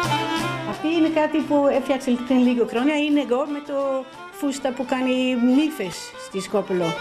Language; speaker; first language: Greek; non-native, learner; Norwegian